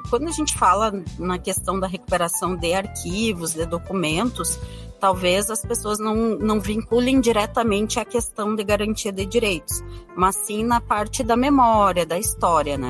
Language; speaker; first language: Portuguese; native; Portuguese